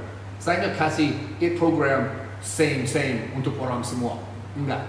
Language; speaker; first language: Indonesian; non-native, fluent; English